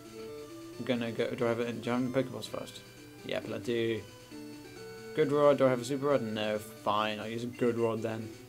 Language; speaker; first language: English; native; English